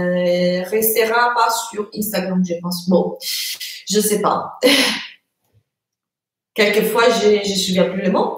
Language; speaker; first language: French; non-native, fluent; Italian